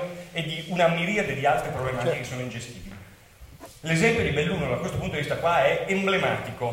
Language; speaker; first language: Italian; native; Italian